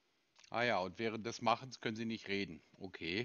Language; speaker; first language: German; native; German